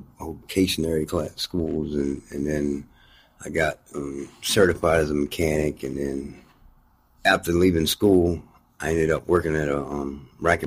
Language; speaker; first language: English; native; English